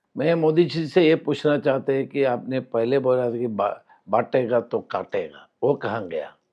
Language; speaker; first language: Hindi; non-native, local second language; Malayalam